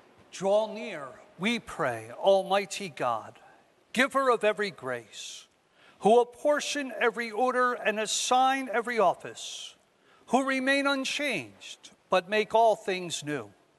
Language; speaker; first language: English; native; English